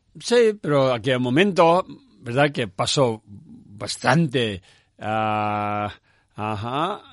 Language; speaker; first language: Spanish; non-native, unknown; Tibetan